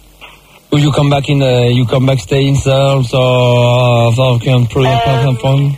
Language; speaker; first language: English; non-native, learner; French